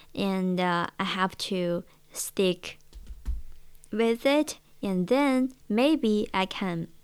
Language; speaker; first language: English; non-native, learner; Chinese